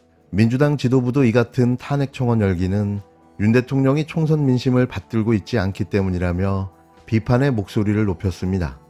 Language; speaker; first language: Korean; native; Korean